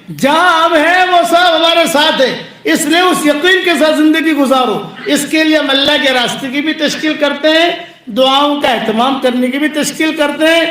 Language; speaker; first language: Urdu; native; Urdu